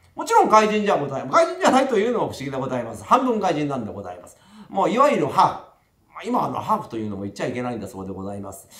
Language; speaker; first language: Japanese; native; Japanese